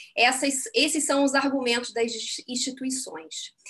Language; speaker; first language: Portuguese; native; Portuguese